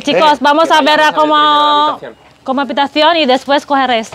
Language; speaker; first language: Spanish; non-native, learner; Indonesian